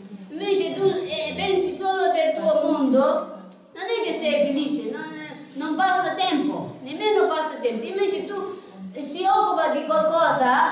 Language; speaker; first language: Italian; non-native, learner; Tibetan